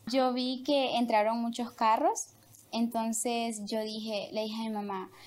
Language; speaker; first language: Spanish; native; Spanish